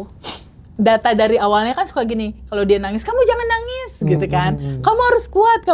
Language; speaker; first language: Indonesian; native; Indonesian